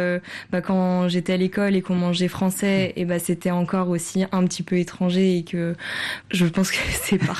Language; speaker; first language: French; early bilingual, other home language; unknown